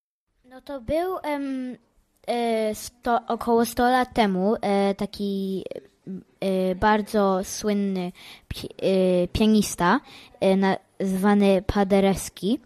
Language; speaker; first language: Polish; early bilingual, heritage; English